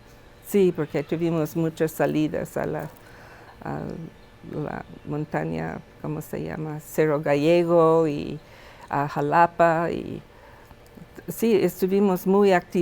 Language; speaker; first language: Spanish; non-native, fluent; English